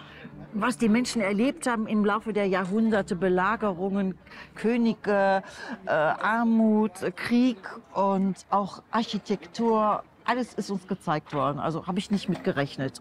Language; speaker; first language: German; native; German